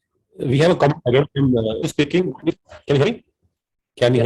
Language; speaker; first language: English; non-native, local second language; Hindi